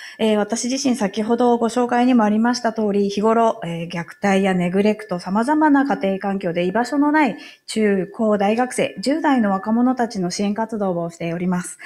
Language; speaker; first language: Japanese; native; Japanese